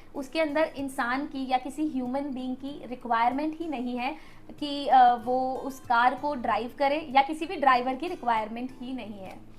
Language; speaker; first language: Hindi; native; Hindi